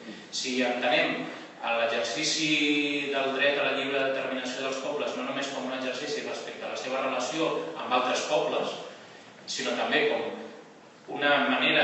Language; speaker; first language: Catalan; native; Catalan